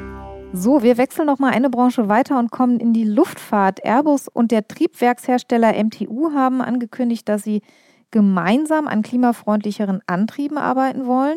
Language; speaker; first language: German; native; German